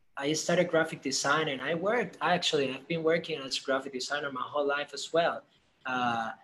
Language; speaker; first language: English; non-native, fluent; Spanish